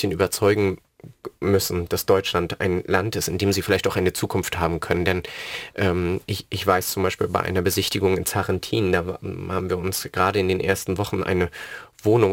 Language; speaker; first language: German; native; German